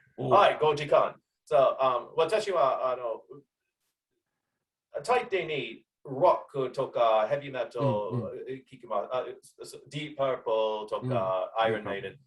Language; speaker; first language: Japanese; non-native, learner; English